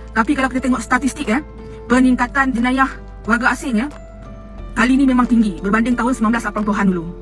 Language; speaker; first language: Malay; native; Malay